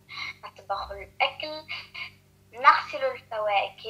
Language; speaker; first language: Arabic; non-native, learner; French